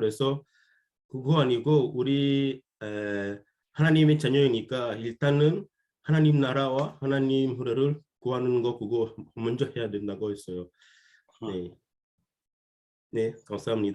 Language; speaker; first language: Korean; non-native, learner; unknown